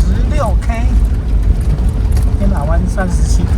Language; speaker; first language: Chinese; native; Chinese